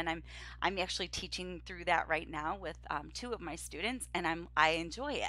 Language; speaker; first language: English; native; English